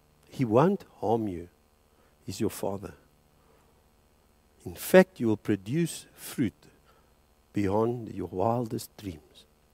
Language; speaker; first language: English; native; English